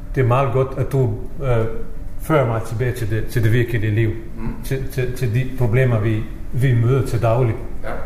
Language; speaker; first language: Danish; non-native, fluent; Bosnian